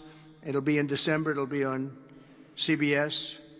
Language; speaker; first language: English; native; English